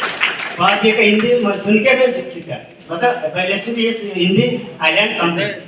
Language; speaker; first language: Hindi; non-native, local second language; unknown